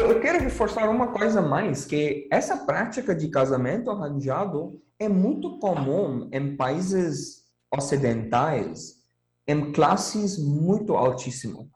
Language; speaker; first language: Portuguese; non-native, fluent; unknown